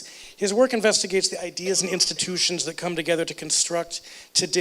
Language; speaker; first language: English; native; English